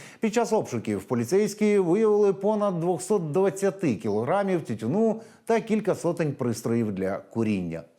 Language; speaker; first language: Ukrainian; native; Ukrainian